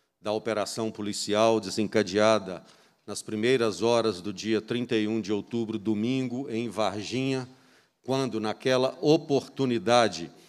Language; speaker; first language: Portuguese; native; Portuguese